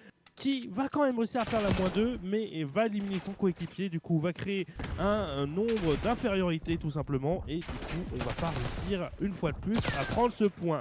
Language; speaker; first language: French; native; French